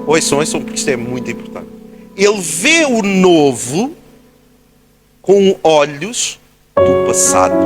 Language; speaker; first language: Portuguese; native; Portuguese